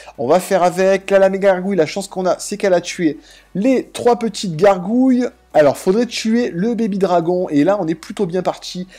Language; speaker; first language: French; native; French